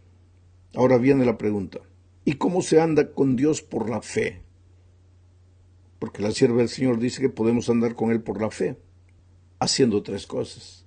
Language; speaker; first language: Spanish; native; Spanish